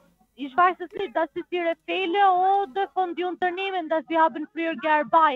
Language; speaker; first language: German; non-native, learner; Italian